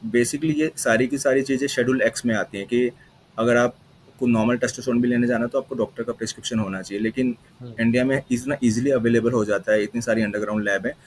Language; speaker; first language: Hindi; native; Hindi